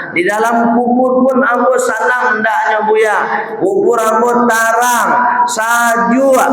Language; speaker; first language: Malay; non-native, local second language; Minangkabau